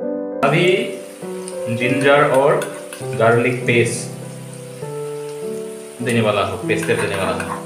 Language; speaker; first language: Hindi; non-native, local second language; Karbi